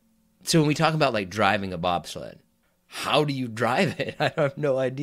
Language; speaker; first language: English; native; English